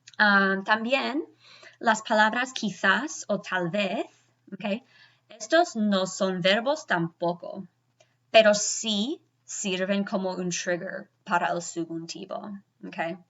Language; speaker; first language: Spanish; non-native, fluent; English